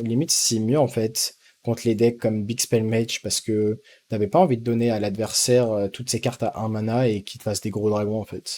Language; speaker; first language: French; native; French